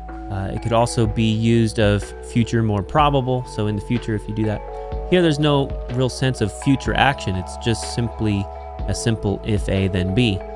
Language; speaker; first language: English; native; English